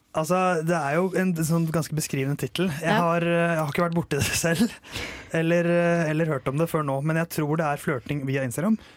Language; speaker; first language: Norwegian; native; Norwegian